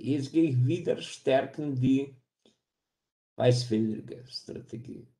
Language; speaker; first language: German; non-native, fluent; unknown